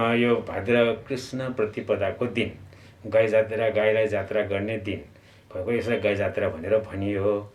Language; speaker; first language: Nepali; non-native, local second language; Newari